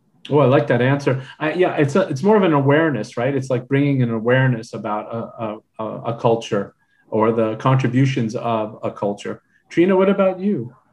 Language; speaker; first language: English; native; English